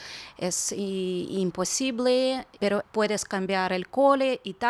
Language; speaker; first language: Spanish; non-native, fluent; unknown